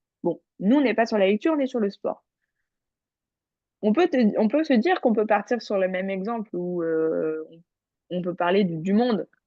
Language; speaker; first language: French; native; French